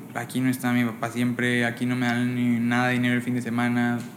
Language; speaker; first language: Spanish; native; Spanish